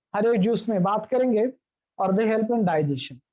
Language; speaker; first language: Hindi; non-native, local second language; Marathi